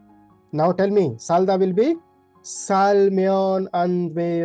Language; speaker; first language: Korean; non-native, fluent; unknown